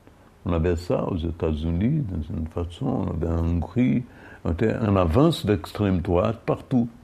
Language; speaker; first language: French; non-native, fluent; Portuguese